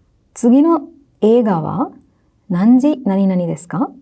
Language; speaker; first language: Japanese; non-native, fluent; Sinhala